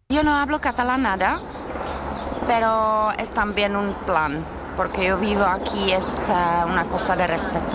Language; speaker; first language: Spanish; non-native, learner; Czech